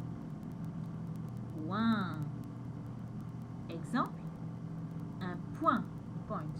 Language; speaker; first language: French; native; French